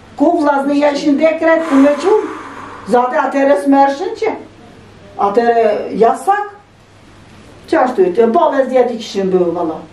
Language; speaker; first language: Albanian; early bilingual, heritage; Albanian